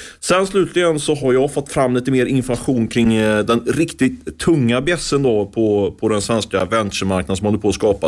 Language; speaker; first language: Swedish; native; Swedish